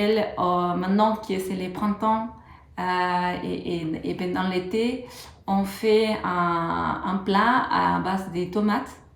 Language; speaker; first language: French; non-native, fluent; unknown